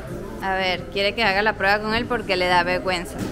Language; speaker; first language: Spanish; native; Spanish